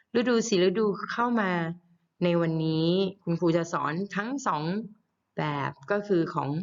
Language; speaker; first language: Thai; native; Thai